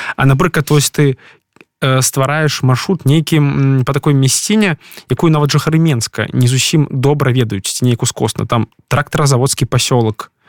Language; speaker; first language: Belarusian; non-native, local second language; Russian